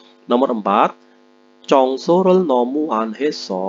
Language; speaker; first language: Korean; non-native, fluent; Indonesian